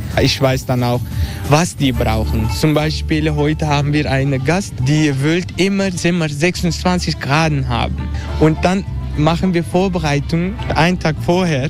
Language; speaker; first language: German; non-native, fluent; Turkish